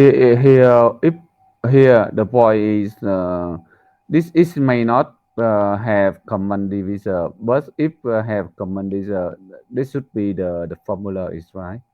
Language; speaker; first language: English; non-native, learner; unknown